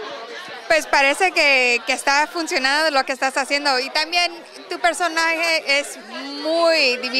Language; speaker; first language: Spanish; early bilingual, heritage; Spanish